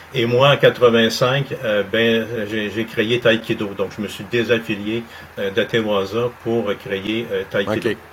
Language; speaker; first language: French; native; French